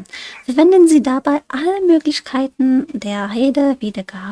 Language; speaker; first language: German; non-native, fluent; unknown